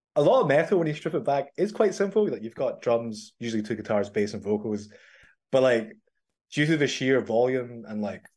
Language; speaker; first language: English; native; English